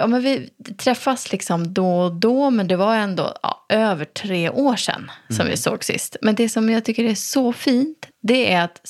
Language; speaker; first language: Swedish; native; Swedish